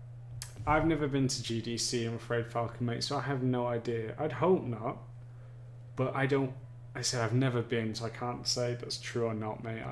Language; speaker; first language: English; native; English